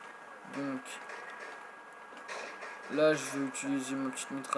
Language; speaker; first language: French; native; French